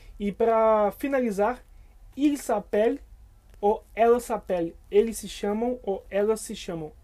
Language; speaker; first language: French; non-native, fluent; Portuguese